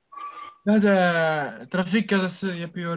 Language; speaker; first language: Turkish; non-native, learner; Arabic